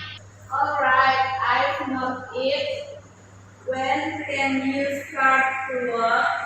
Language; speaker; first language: English; non-native, learner; Indonesian